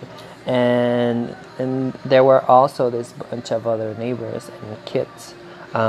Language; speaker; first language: English; non-native, fluent; Spanish